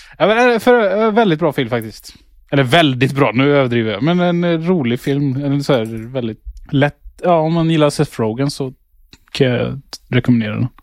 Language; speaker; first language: Swedish; native; Swedish